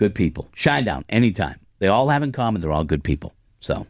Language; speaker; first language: English; native; English